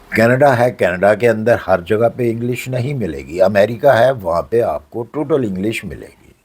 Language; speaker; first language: Urdu; non-native, local second language; Punjabi